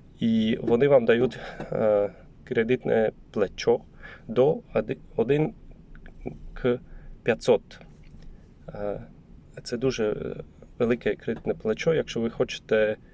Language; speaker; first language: Ukrainian; non-native, learner; Polish